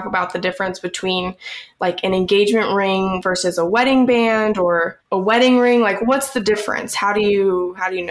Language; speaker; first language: English; native; English